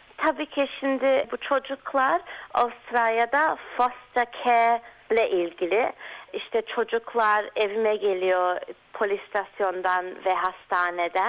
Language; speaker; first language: Turkish; early bilingual, heritage; Turkish